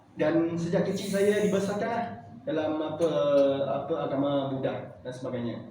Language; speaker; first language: Malay; non-native, local second language; Chinese